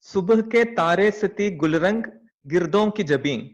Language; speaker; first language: Hindi; non-native, local second language; Malayalam